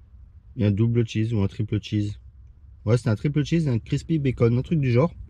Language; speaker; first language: French; native; French